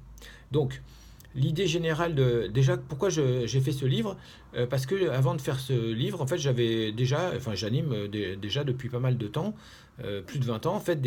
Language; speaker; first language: French; native; French